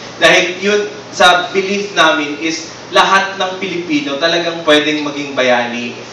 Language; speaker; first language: Filipino; non-native, local second language; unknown